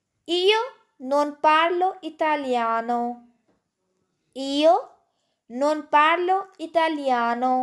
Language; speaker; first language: Italian; non-native, fluent; Urdu